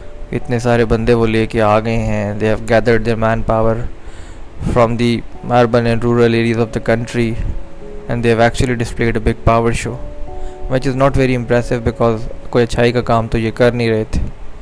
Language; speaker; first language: English; non-native, local second language; Urdu